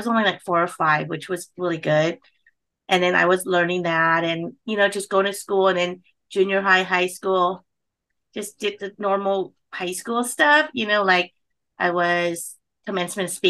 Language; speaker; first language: English; early bilingual, other home language; Khmer